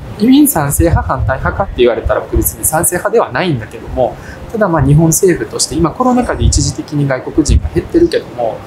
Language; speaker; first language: Japanese; early bilingual, other home language; Russian